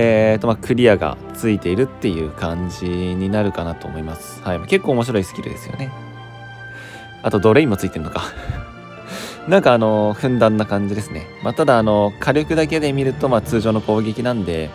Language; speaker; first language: Japanese; native; Japanese